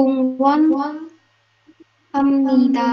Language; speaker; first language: Korean; non-native, learner; Indonesian